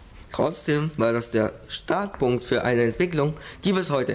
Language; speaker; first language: German; early bilingual, other home language; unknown